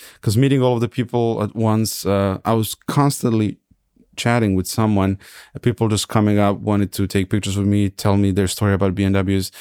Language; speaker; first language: English; non-native, fluent; Serbian